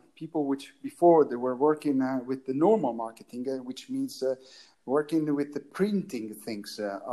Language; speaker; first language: English; non-native, learner; Italian